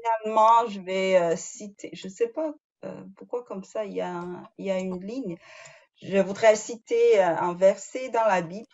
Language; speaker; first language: French; non-native, fluent; Chinese